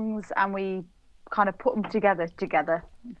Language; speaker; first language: English; native; English